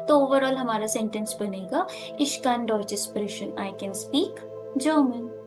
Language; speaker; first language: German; non-native, learner; Hindi